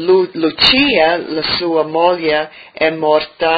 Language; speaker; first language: Italian; early bilingual, heritage; English